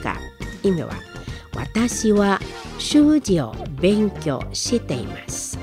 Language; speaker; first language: Japanese; non-native, fluent; Indonesian